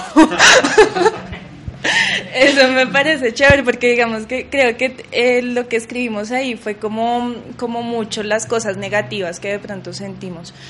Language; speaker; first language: Spanish; non-native, fluent; Swedish